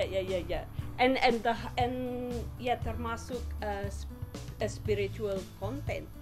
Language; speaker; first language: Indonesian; non-native, fluent; English